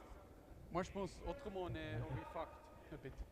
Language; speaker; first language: French; non-native, local second language; German